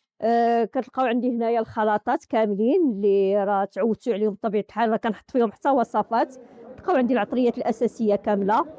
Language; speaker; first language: Arabic; native; Arabic